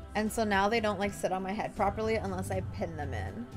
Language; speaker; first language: English; native; English